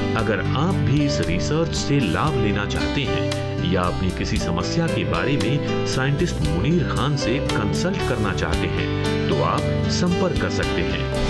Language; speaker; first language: Hindi; native; Hindi